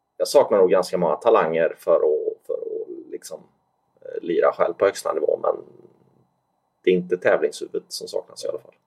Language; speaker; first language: Swedish; native; Swedish